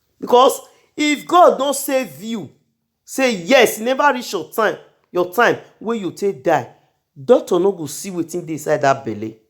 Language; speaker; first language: Nigerian Pidgin; non-native, local second language; Bini